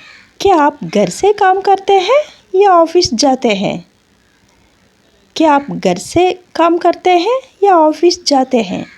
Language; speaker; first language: Hindi; non-native, local second language; Telugu